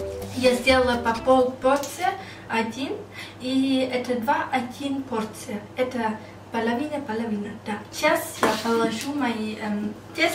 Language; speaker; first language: Russian; early bilingual, heritage; German